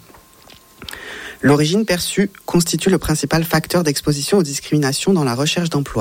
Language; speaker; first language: French; native; French